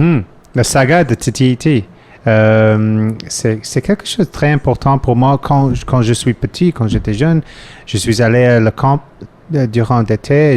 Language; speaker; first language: French; non-native, fluent; English